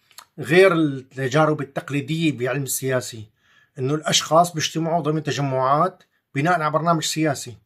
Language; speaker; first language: Arabic; native; Arabic